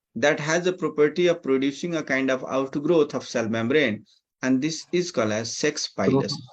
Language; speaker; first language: English; non-native, local second language; Nepali